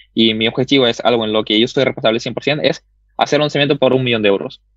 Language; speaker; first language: Spanish; early bilingual, other home language; Russian